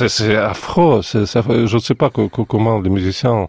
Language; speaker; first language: French; non-native, fluent; Russian